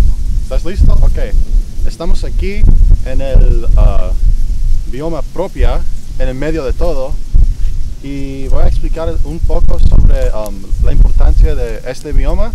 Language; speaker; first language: Spanish; non-native, fluent; English